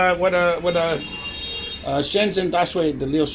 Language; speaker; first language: Chinese; non-native, learner; English